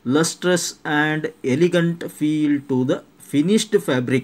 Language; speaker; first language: English; non-native, local second language; Kannada